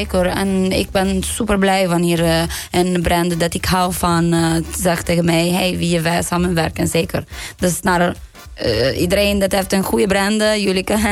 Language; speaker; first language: Dutch; non-native, learner; Italian